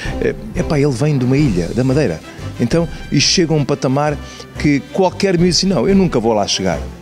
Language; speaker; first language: Portuguese; native; Portuguese